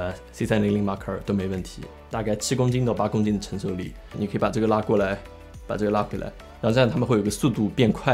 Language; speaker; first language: Chinese; native; Chinese